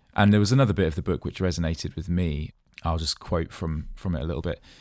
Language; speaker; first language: English; native; English